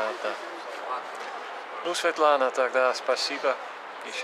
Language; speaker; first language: Russian; non-native, fluent; Dutch